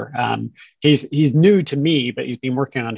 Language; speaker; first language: English; native; English